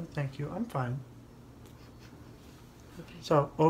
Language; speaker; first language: English; native; English